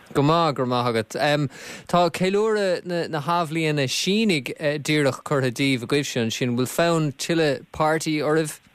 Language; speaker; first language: Irish; native; Irish